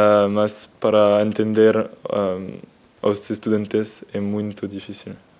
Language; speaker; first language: Portuguese; non-native, learner; French